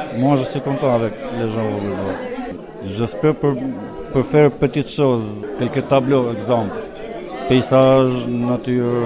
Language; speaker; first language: French; non-native, learner; Albanian